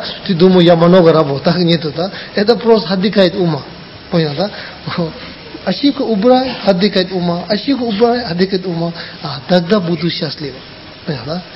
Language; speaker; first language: Russian; non-native, learner; Tibetan